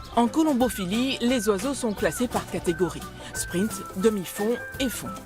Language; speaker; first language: French; native; French